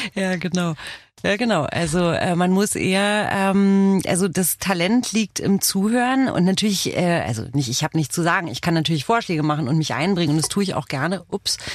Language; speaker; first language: German; early bilingual, other home language; Romanian